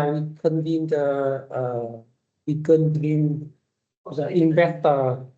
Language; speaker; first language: English; non-native, learner; Vietnamese